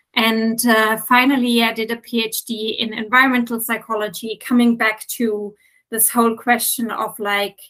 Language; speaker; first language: English; non-native, fluent; German